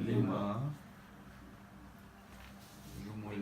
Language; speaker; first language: French; non-native, learner; Arabic